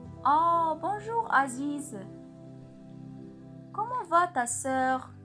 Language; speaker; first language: French; non-native, local second language; Arabic